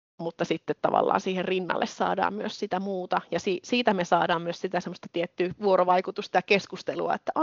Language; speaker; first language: Finnish; native; Finnish